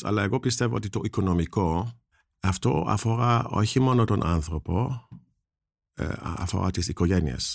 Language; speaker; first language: Greek; non-native, fluent; German